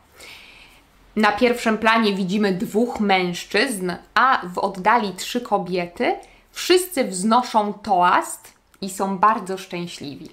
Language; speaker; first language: Polish; native; Polish